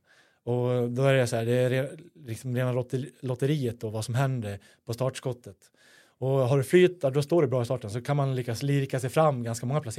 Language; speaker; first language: Swedish; native; Swedish